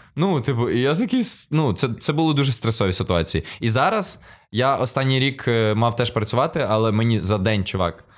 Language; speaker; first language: Ukrainian; native; Ukrainian